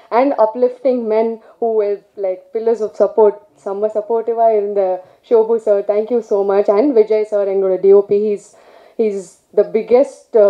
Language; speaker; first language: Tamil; non-native, local second language; Telugu